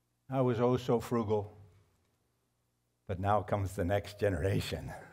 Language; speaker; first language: English; native; English